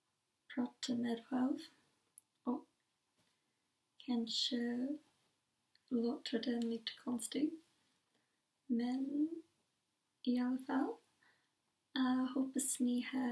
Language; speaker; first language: Swedish; non-native, learner; English